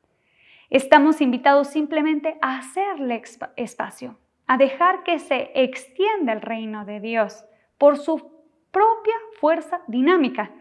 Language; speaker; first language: Spanish; native; Spanish